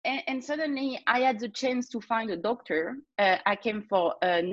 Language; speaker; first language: English; non-native, fluent; French